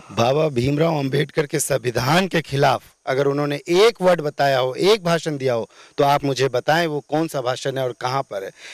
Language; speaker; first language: Hindi; native; Hindi